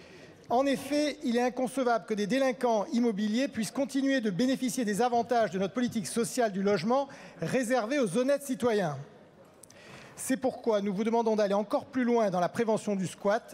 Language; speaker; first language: French; native; French